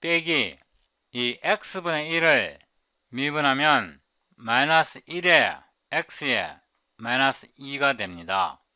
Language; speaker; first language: Korean; native; Korean